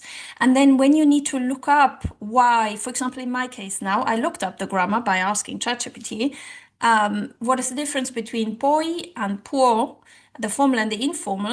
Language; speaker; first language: English; non-native, fluent; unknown